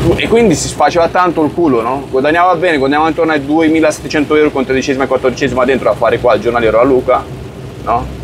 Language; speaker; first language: Italian; non-native, fluent; Romanian